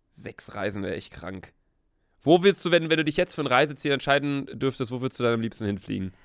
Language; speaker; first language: German; native; German